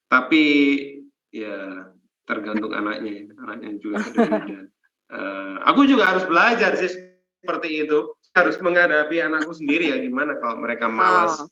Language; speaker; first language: Indonesian; non-native, fluent; English